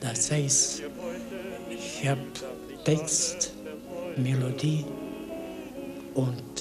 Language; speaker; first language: German; non-native, learner; Bulgarian